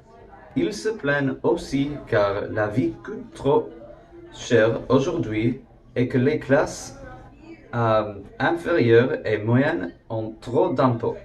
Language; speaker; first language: French; non-native, learner; English